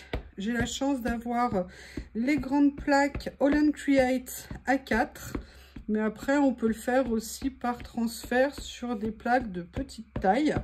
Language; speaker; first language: French; native; French